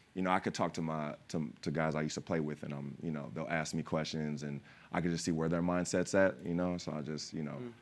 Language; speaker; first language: English; native; English